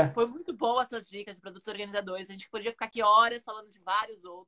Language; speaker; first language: Portuguese; native; Portuguese